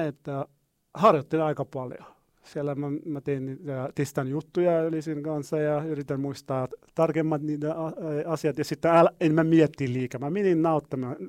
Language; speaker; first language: Finnish; non-native, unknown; Arabic